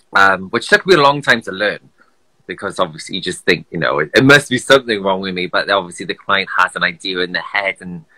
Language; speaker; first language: English; native; English